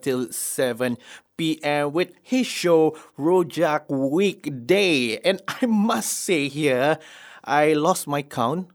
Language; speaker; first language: English; non-native, local second language; Malay